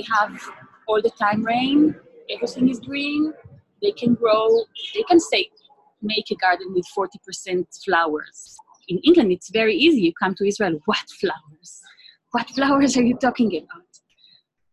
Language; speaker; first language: English; non-native, fluent; Hebrew